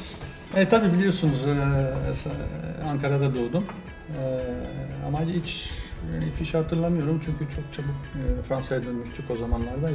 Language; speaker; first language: Turkish; non-native, fluent; French